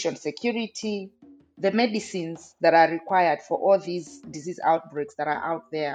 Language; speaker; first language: English; non-native, local second language; Nyanja